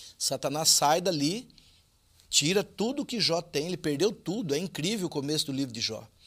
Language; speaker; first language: Portuguese; native; Portuguese